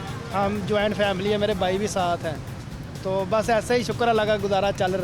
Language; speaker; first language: Hindi; non-native, local second language; Punjabi